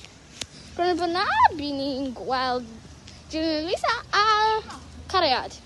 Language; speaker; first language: Welsh; native; Welsh